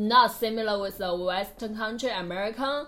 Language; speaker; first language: English; non-native, learner; Chinese